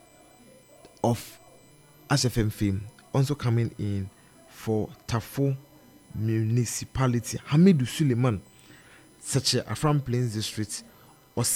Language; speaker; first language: English; non-native, local second language; Akan